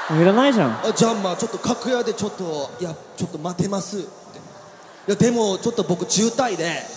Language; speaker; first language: Japanese; native; Japanese